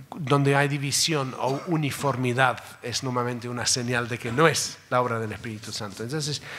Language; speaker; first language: Spanish; non-native, fluent; English